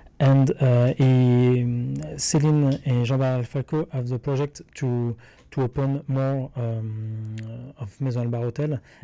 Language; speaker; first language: English; non-native, learner; French